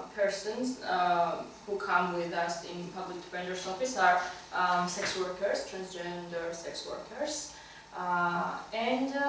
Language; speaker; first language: English; non-native, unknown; Georgian